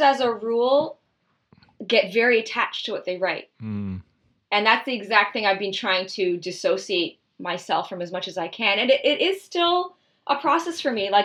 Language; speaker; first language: English; native; English